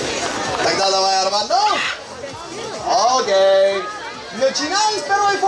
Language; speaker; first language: Russian; non-native, learner; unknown